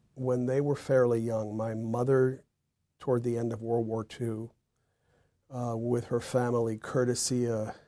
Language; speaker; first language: English; native; English